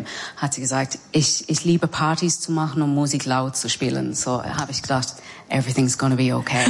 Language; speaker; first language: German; non-native, learner; English